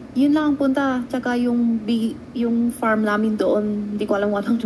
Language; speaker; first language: Filipino; non-native, learner; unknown